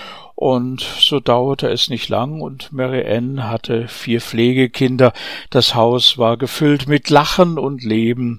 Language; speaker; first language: German; native; German